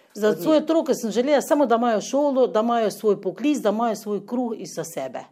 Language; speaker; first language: Slovenian; non-native, fluent; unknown